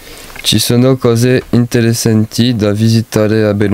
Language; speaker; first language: Italian; non-native, learner; French